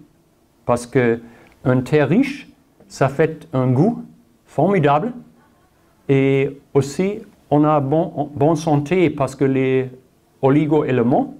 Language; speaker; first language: French; non-native, learner; German